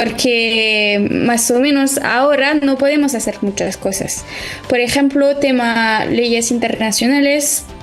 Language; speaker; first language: Spanish; non-native, fluent; French